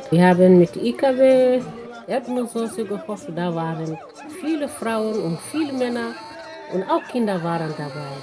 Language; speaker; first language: German; non-native, fluent; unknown